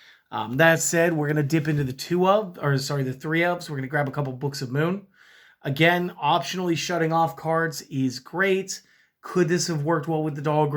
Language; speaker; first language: English; native; English